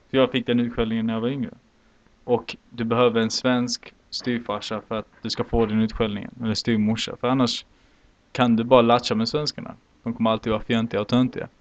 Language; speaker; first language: Swedish; native; Swedish